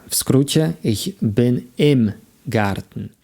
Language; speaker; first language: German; non-native, fluent; Polish